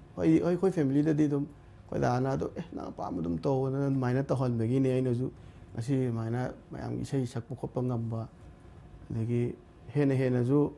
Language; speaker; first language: Manipuri; native; Manipuri